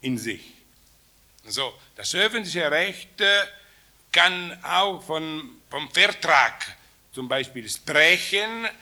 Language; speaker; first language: German; non-native, learner; Italian